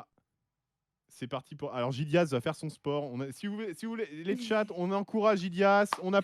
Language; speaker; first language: French; native; French